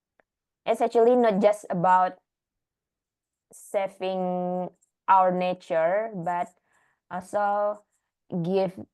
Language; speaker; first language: English; non-native, learner; Indonesian